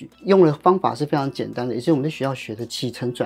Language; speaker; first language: Chinese; native; Chinese